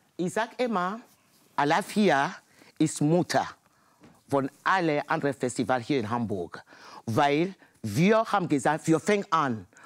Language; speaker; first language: German; non-native, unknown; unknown